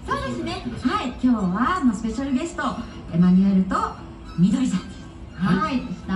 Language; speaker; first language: Japanese; native; Japanese